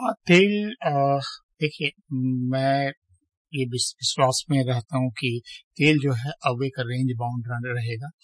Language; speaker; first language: Hindi; native; Hindi